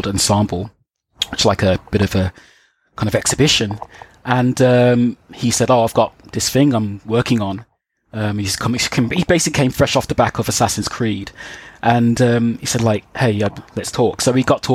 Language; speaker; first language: English; native; English